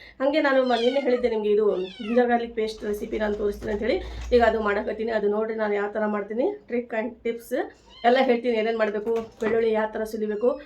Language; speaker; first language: Kannada; native; Kannada